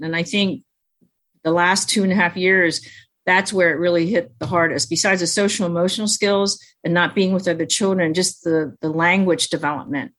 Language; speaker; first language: English; early bilingual, other home language; Chinese